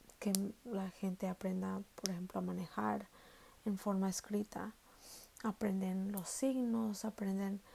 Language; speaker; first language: Spanish; early bilingual, heritage; Spanish